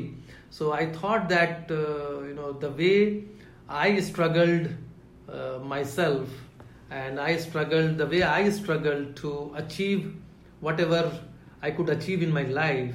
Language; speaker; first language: English; non-native, local second language; Hindi